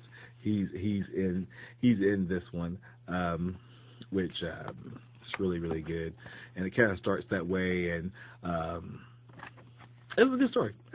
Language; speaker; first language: English; native; English